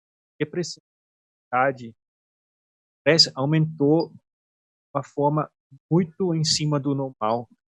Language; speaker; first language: Portuguese; non-native, fluent; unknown